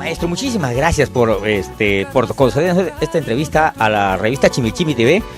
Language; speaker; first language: Spanish; native; Spanish